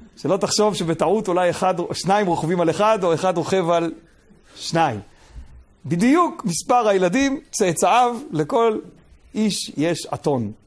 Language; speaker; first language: Hebrew; native; Hebrew